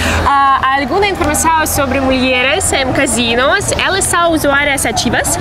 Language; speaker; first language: Portuguese; non-native, learner; Russian